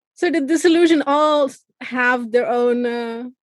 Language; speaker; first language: English; non-native, fluent; Persian